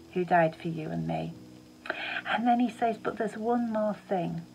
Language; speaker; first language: English; native; English